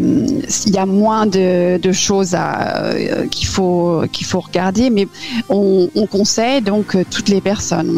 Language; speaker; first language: French; native; French